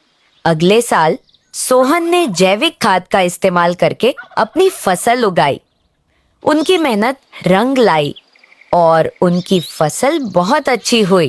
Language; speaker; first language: Hindi; native; Hindi